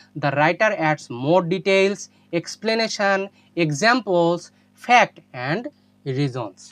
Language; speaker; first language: English; non-native, local second language; Bangla